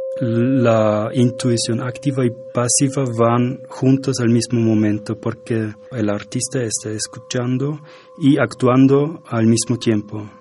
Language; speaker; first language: Spanish; non-native, fluent; German